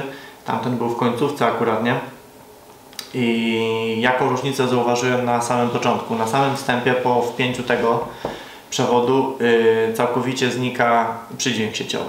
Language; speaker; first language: Polish; native; Polish